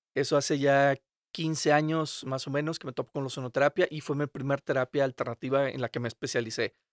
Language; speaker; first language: Spanish; native; Spanish